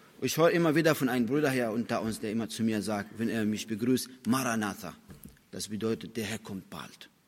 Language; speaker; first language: German; non-native, fluent; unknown